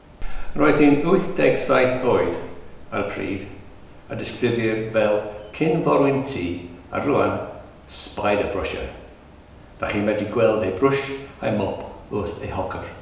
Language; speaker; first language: Welsh; non-native, learner; English